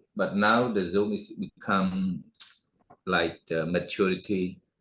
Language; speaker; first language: English; non-native, learner; Khmer